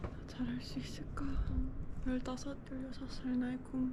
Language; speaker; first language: Korean; non-native, learner; Estonian